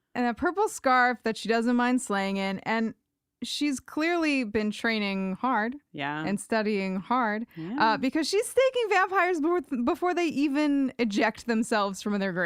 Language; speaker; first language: English; native; English